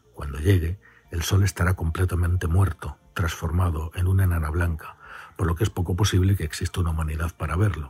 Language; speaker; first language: Spanish; native; Spanish